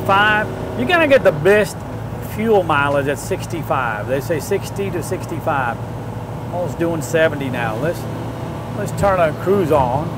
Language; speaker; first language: English; non-native, fluent; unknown